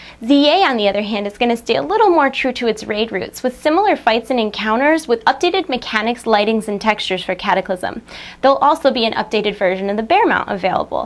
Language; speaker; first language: English; native; English